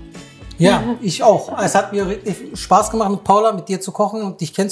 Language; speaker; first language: German; native; German